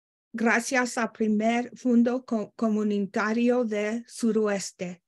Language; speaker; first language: Spanish; non-native, learner; English